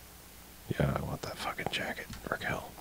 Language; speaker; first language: English; native; English